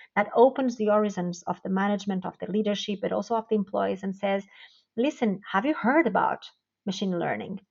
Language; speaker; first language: English; non-native, fluent; Portuguese